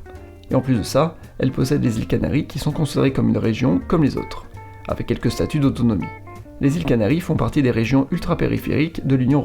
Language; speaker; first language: French; native; French